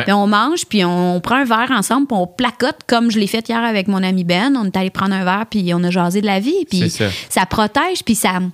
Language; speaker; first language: French; native; French